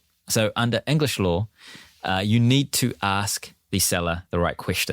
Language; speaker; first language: English; native; English